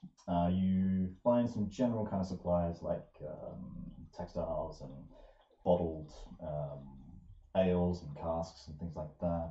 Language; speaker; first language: English; native; English